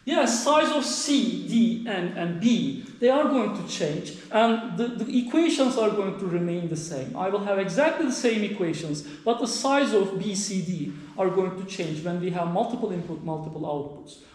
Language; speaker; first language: English; non-native, fluent; Turkish